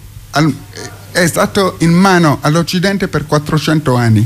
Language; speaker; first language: Italian; non-native, fluent; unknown